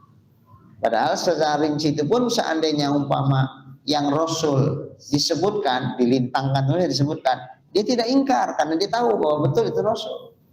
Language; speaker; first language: Indonesian; native; Indonesian